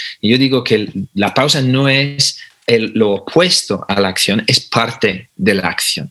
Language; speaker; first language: Spanish; non-native, fluent; English